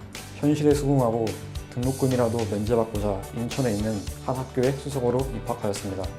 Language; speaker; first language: Korean; native; Korean